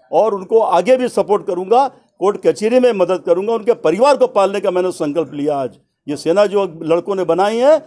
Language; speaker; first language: Hindi; native; Hindi